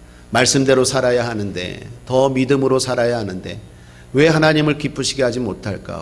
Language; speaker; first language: Korean; native; Korean